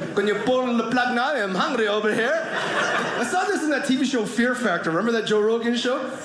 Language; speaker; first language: English; native; English